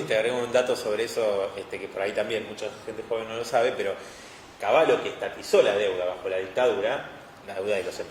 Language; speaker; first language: Spanish; native; Spanish